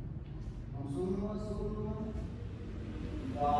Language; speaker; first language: Vietnamese; non-native, learner; Hindi